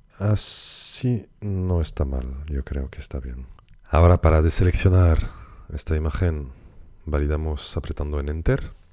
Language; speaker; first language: Spanish; early bilingual, heritage; Spanish